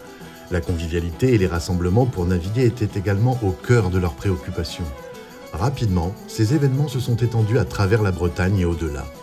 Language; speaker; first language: French; native; French